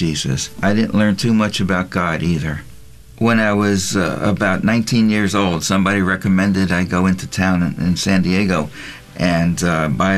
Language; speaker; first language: English; non-native, local second language; Yiddish